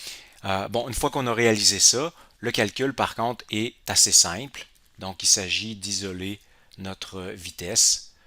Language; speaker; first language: French; native; French